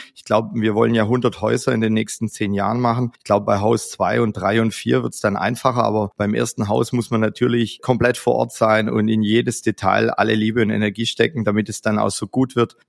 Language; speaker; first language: German; native; German